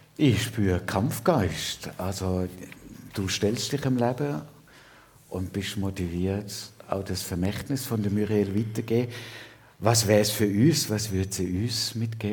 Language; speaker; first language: German; native; German